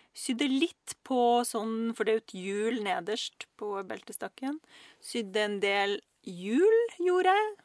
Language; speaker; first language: Norwegian; early bilingual, other home language; Russian